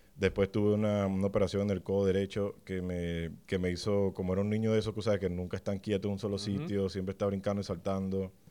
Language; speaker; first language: Spanish; native; Spanish